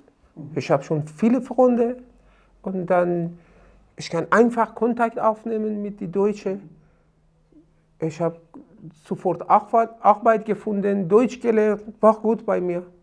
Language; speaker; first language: German; non-native, learner; Persian